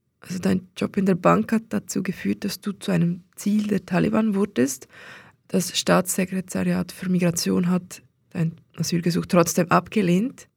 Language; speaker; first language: German; native; German